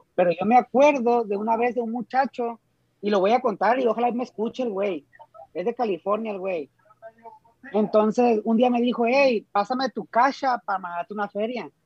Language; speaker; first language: Spanish; native; Spanish